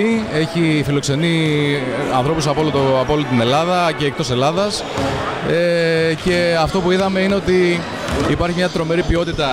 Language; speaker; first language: Greek; native; Greek